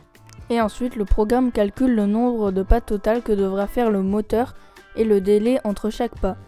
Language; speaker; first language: French; native; French